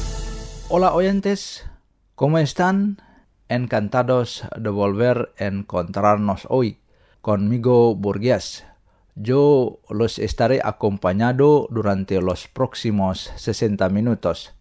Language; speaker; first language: Spanish; non-native, fluent; Indonesian